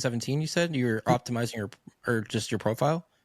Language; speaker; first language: English; native; English